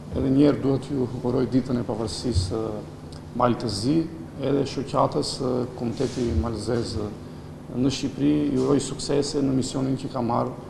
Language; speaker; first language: Albanian; non-native, local second language; Macedonian